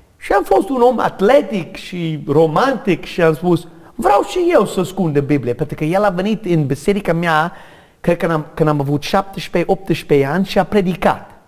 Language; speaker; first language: Romanian; non-native, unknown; English